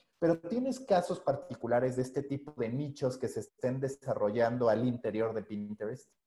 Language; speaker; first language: Spanish; native; Spanish